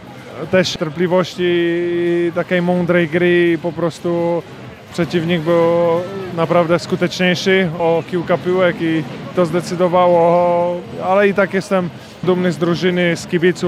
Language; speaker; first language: Polish; non-native, fluent; Czech